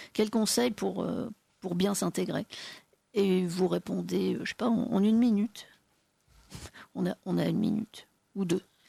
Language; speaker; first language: French; native; French